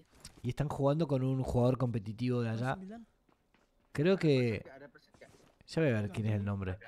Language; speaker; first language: Spanish; native; Spanish